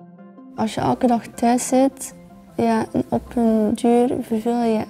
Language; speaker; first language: Dutch; non-native, learner; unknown